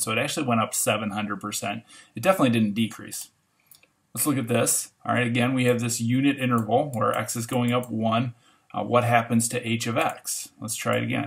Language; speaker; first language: English; native; English